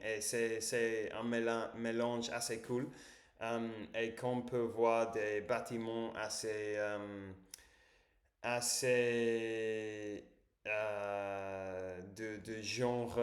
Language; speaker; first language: French; non-native, learner; English